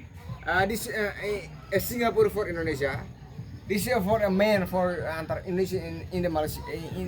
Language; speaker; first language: English; non-native, learner; Indonesian